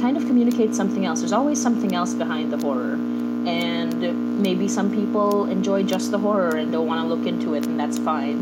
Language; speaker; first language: English; non-native, local second language; Filipino